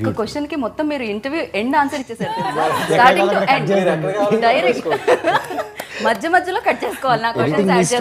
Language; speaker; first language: Telugu; native; Telugu